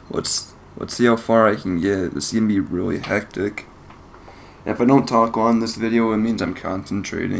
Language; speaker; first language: English; native; English